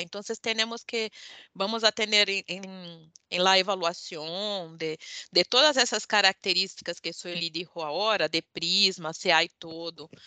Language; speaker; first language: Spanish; non-native, learner; Portuguese